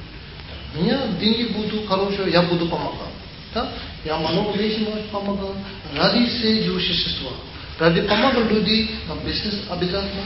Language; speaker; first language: Russian; non-native, learner; Tibetan